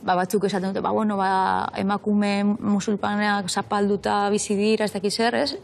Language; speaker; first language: Basque; non-native, local second language; Spanish